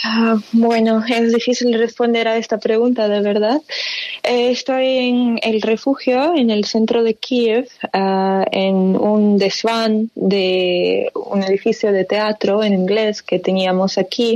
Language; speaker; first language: Spanish; non-native, fluent; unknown